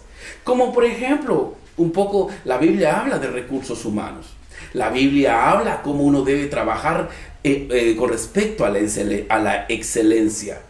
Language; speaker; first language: Spanish; native; Spanish